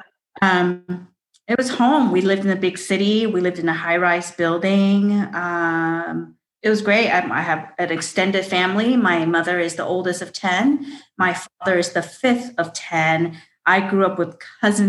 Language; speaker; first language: English; early bilingual, other home language; Chinese